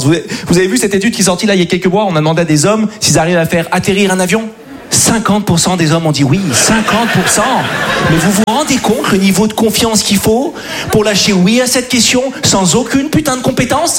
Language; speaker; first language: French; native; French